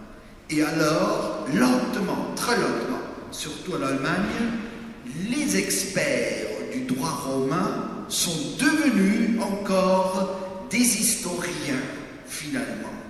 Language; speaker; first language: French; non-native, fluent; German